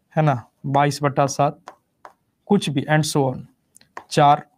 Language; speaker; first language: Hindi; native; Hindi